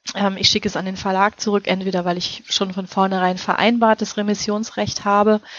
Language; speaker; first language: German; native; German